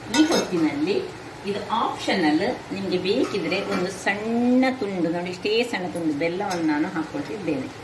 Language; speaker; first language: Kannada; non-native, local second language; Tulu